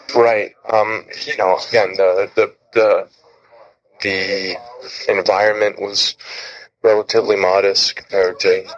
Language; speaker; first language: English; native; English